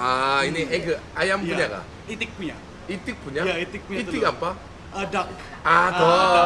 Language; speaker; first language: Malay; non-native, learner; Korean